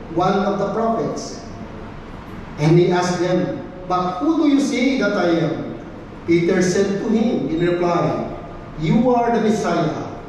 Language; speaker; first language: English; non-native, local second language; Filipino